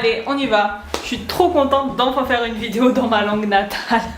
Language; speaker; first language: French; native; French